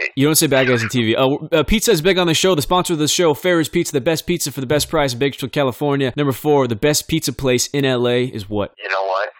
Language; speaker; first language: English; native; English